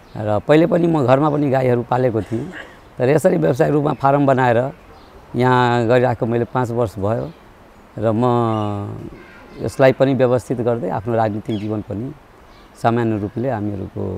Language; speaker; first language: Nepali; non-native, local second language; Maithili